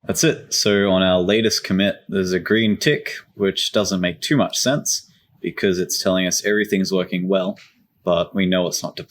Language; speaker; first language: English; native; English